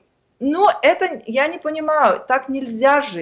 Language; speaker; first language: Russian; non-native, fluent; Armenian